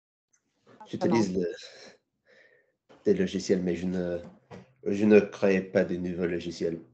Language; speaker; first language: French; non-native, learner; English